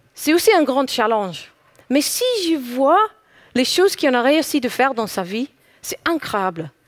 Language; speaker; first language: French; non-native, fluent; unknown